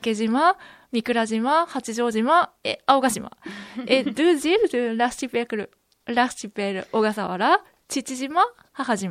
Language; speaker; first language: French; non-native, fluent; Japanese